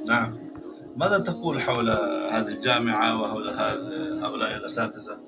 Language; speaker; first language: Arabic; non-native, fluent; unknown